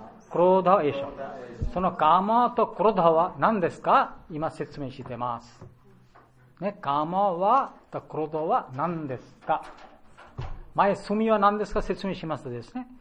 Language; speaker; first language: Japanese; non-native, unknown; Bangla